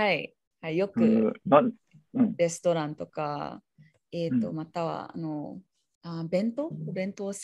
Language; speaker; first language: Japanese; non-native, learner; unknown